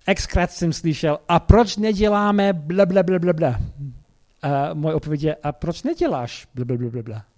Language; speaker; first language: Czech; non-native, fluent; English